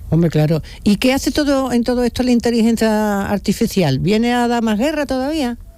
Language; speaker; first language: Spanish; native; Spanish